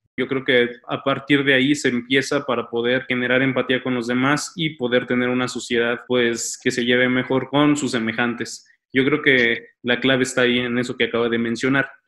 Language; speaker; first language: Spanish; native; Spanish